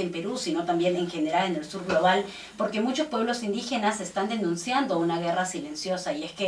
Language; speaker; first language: Spanish; native; Spanish